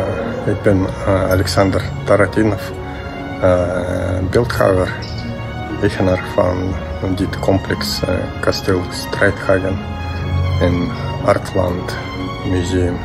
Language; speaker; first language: Dutch; non-native, fluent; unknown